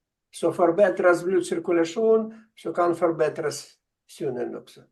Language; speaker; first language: Swedish; non-native, fluent; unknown